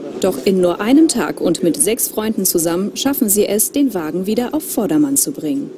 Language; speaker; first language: German; native; German